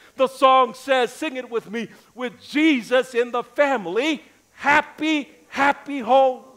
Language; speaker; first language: English; native; English